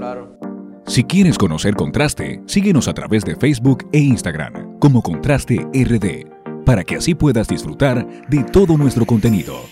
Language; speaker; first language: Spanish; native; Spanish